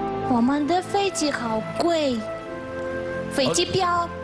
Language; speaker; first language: Chinese; non-native, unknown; Russian